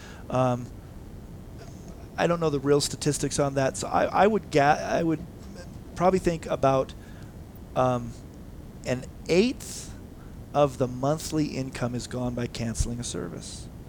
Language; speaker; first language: English; native; English